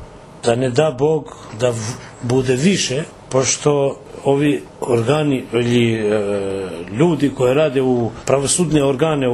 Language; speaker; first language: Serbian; non-native, local second language; Albanian